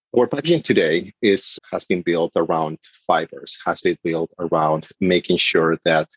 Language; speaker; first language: English; non-native, fluent; Spanish